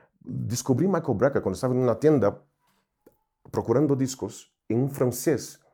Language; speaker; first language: Spanish; non-native, fluent; Portuguese